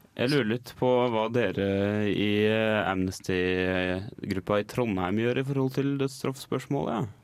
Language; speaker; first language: Norwegian; native; Norwegian